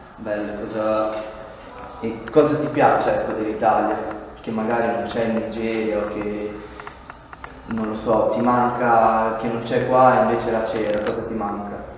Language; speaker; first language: Italian; native; Italian